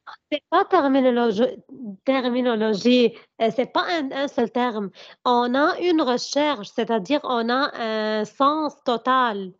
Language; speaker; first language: French; non-native, learner; Arabic